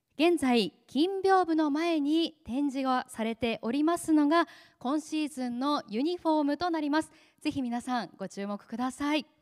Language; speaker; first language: Japanese; native; Japanese